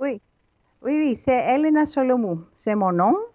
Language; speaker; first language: French; non-native, learner; Greek